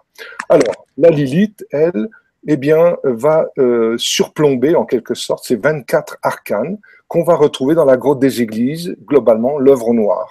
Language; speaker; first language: French; native; French